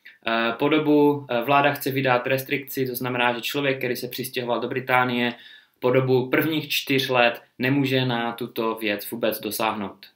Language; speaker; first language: Czech; native; Czech